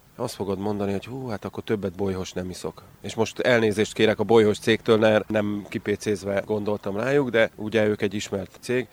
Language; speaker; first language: Hungarian; native; Hungarian